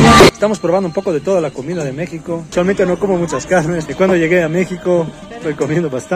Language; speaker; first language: Spanish; non-native, learner; Italian